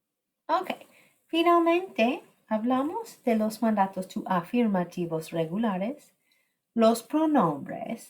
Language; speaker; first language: Spanish; non-native, fluent; English